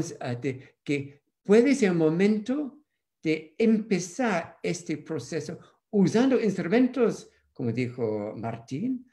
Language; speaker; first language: Spanish; non-native, fluent; English